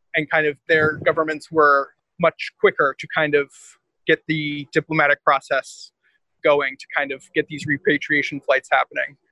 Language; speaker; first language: English; native; English